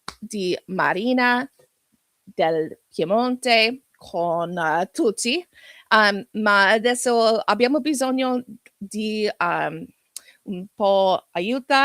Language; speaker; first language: Italian; non-native, learner; English